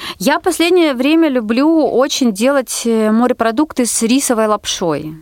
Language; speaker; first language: Russian; native; Russian